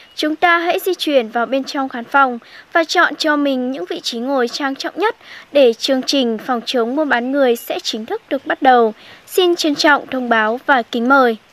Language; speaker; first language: Vietnamese; non-native, local second language; Hmong